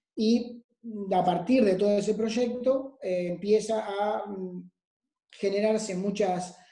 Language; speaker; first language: Spanish; native; Spanish